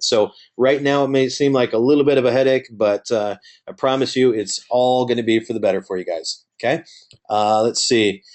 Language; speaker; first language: English; native; English